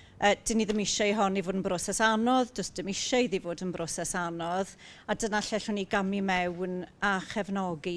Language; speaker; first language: Welsh; native; Welsh